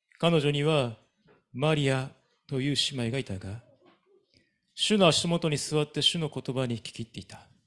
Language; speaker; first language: Japanese; native; Japanese